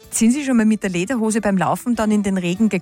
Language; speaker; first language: German; native; German